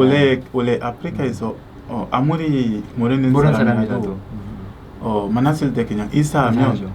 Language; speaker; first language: Korean; non-native, learner; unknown